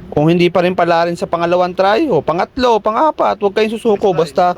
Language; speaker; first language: Filipino; native; Filipino